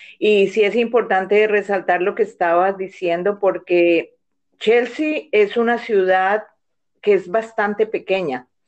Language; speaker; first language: Spanish; native; Spanish